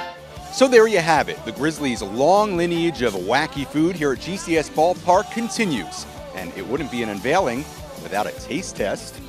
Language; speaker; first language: English; native; English